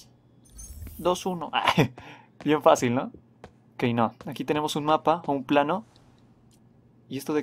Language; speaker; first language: Spanish; native; Spanish